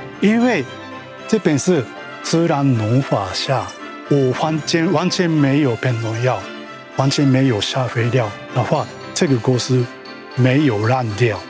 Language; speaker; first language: Chinese; non-native, learner; Japanese